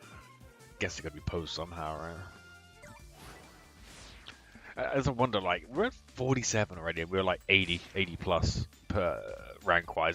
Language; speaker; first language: English; native; English